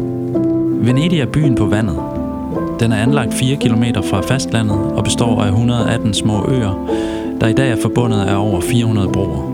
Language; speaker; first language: Danish; native; Danish